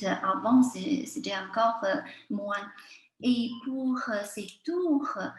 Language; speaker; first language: French; non-native, fluent; Chinese